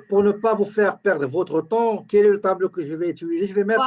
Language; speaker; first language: French; native; French